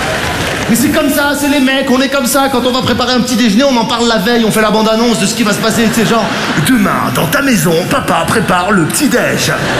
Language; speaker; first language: French; native; French